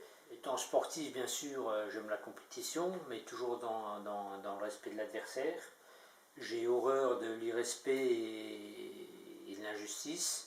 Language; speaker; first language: French; native; French